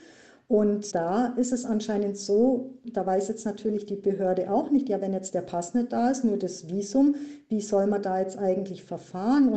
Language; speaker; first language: German; native; German